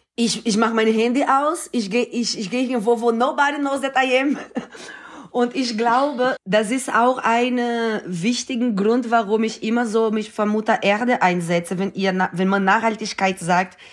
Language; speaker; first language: German; non-native, fluent; Portuguese